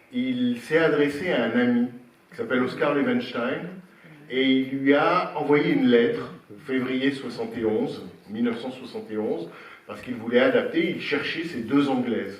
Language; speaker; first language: French; native; French